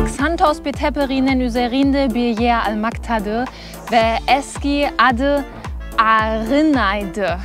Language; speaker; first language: Turkish; non-native, learner; German